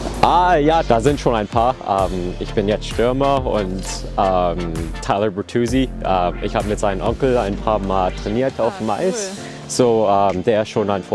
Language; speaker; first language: German; early bilingual, heritage; German